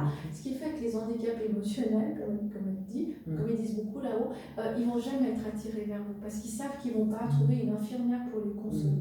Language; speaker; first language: French; native; French